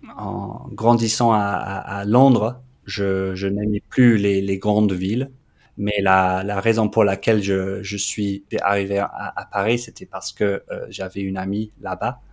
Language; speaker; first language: French; non-native, fluent; English